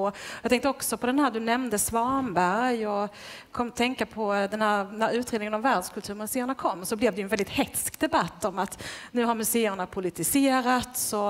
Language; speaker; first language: Swedish; native; Swedish